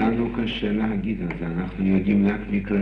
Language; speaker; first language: Hebrew; non-native, fluent; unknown